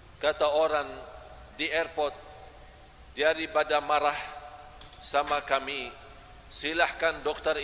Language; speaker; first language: Malay; non-native, fluent; Arabic